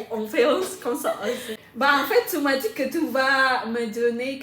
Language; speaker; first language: French; non-native, fluent; Indonesian